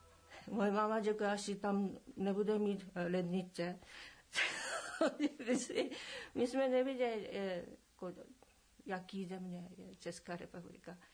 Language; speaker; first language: Czech; non-native, learner; Japanese